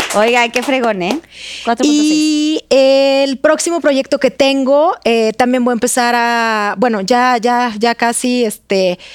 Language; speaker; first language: Spanish; non-native, fluent; Russian